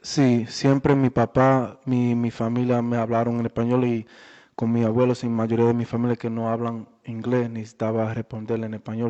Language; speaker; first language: Spanish; early bilingual, heritage; Spanish